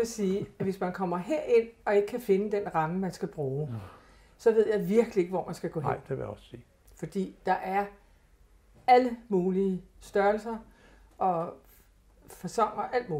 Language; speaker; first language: Danish; native; Danish